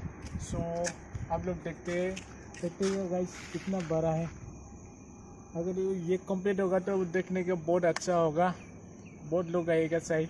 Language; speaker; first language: Hindi; non-native, local second language; Bodo